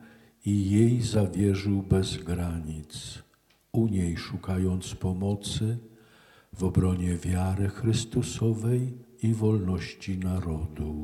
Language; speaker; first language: Polish; native; Polish